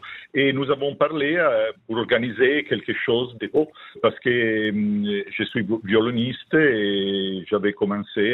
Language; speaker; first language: French; non-native, learner; Italian